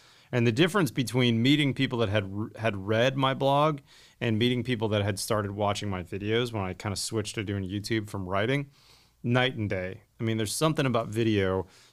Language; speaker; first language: English; native; English